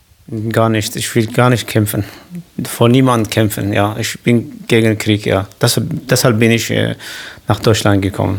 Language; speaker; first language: German; non-native, learner; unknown